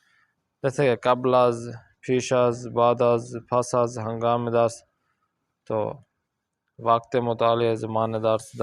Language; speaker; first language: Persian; non-native, fluent; Urdu